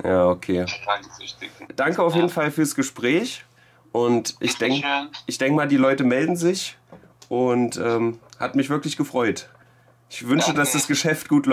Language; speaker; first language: German; native; German